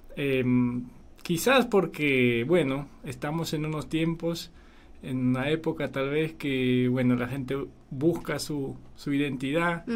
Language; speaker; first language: Spanish; non-native, fluent; Polish